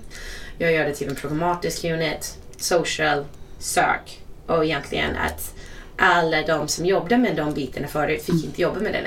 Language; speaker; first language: Swedish; non-native, fluent; English